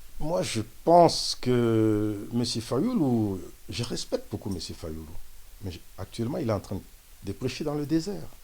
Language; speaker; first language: French; non-native, local second language; Lingala